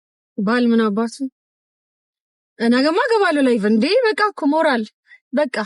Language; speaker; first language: Amharic; native; Amharic